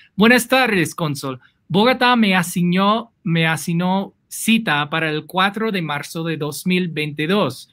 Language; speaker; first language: Spanish; non-native, fluent; English